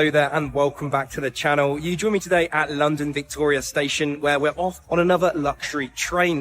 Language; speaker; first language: English; native; English